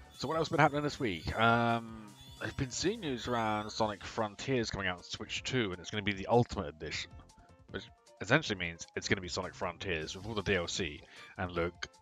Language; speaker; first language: English; native; English